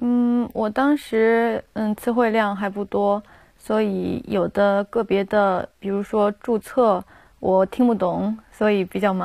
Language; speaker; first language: Chinese; non-native, fluent; Japanese